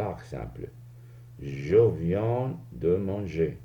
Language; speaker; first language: French; non-native, fluent; Spanish